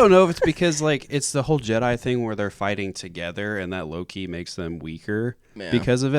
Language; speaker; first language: English; native; English